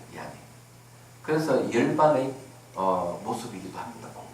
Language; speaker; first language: Korean; native; Korean